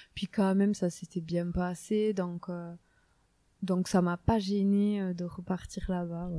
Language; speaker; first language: French; native; French